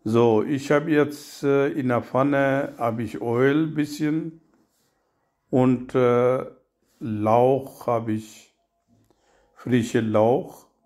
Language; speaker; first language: German; non-native, learner; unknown